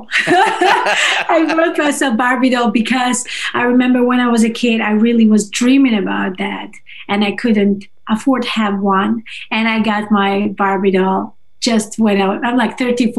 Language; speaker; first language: English; non-native, fluent; Russian